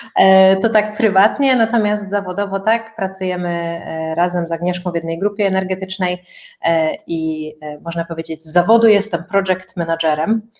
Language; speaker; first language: Polish; native; Polish